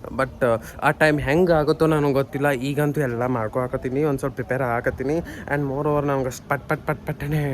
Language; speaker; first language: Kannada; native; Kannada